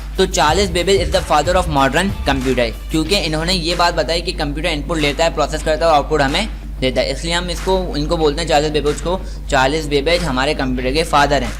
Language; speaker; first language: Urdu; native; Urdu